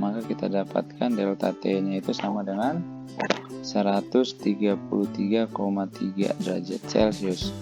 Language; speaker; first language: Indonesian; native; Indonesian